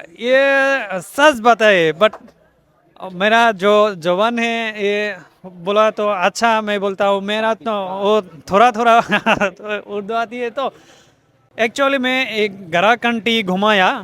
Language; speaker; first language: Hindi; non-native, learner; Bangla